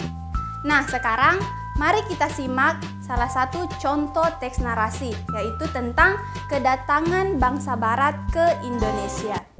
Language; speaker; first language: Malay; native; Malay